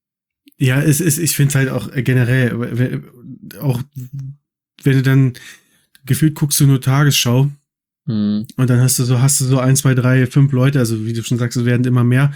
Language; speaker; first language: German; native; German